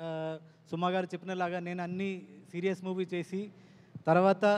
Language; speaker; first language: Telugu; non-native, learner; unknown